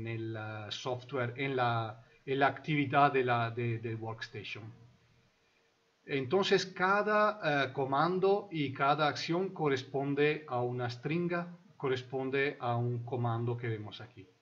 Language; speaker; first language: Spanish; non-native, fluent; Italian